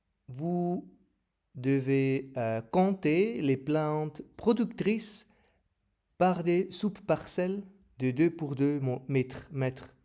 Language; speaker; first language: French; non-native, learner; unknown